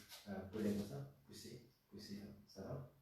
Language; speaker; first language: French; non-native, learner; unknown